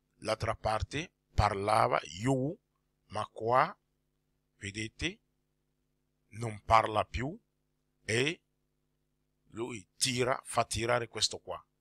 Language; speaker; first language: Italian; non-native, fluent; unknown